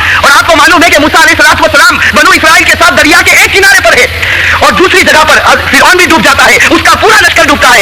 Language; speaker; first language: Urdu; native; Urdu